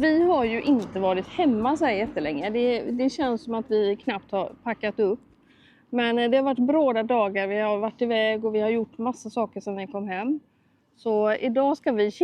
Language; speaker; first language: Swedish; native; Swedish